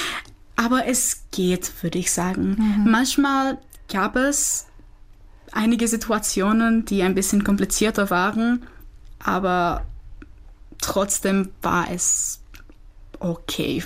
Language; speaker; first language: German; non-native, fluent; Czech